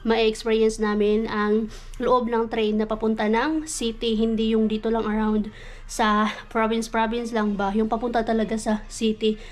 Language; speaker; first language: Filipino; non-native, local second language; Cebuano